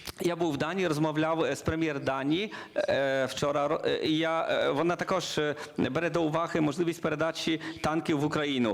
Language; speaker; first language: Ukrainian; non-native, learner; Polish